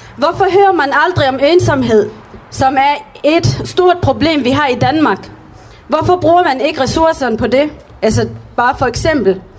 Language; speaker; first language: Danish; early bilingual, other home language; Arabic